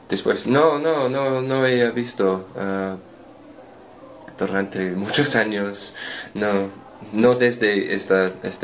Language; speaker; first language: Spanish; non-native, learner; English